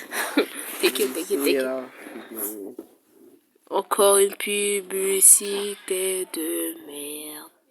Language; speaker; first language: French; native; French